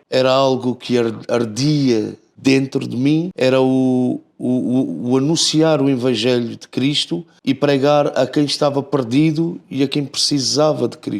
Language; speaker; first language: Portuguese; native; Portuguese